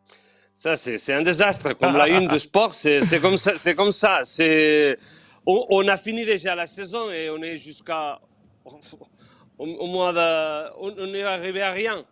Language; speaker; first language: French; non-native, fluent; Spanish